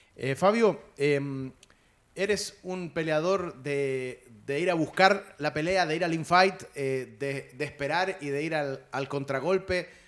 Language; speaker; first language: Spanish; native; Spanish